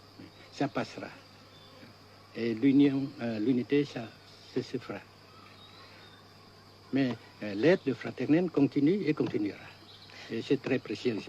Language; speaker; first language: French; non-native, fluent; Vietnamese